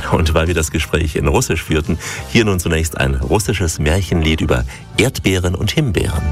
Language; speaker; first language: German; native; German